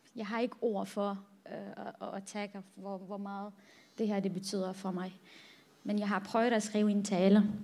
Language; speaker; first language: Danish; non-native, fluent; Central Kurdish